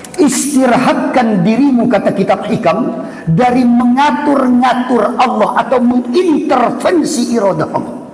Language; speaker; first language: Malay; non-native, local second language; Buginese